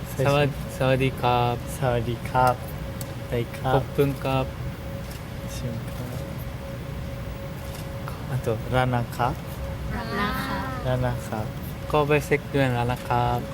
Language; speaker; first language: Thai; non-native, learner; Japanese